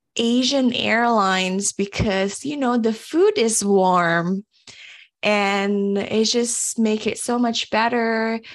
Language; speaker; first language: English; early bilingual, other home language; Indonesian